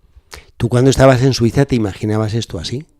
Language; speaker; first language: Spanish; native; Spanish